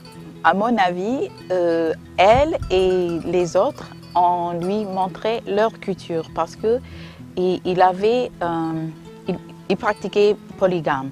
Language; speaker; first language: French; non-native, fluent; English